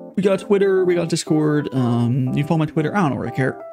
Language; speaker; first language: English; native; English